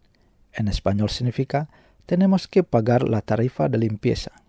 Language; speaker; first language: Spanish; non-native, fluent; Indonesian